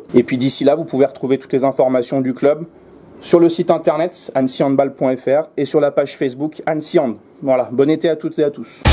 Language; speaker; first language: French; native; French